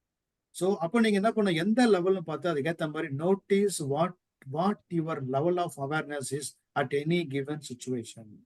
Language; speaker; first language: Tamil; native; Tamil